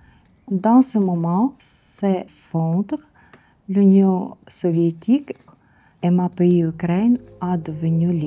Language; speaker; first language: French; non-native, learner; Ukrainian